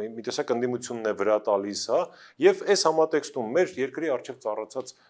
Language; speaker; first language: Armenian; native; Armenian